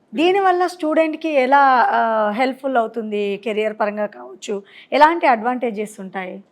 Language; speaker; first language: Telugu; native; Telugu